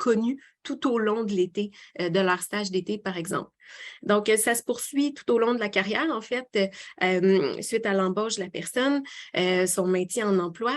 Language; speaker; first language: French; native; French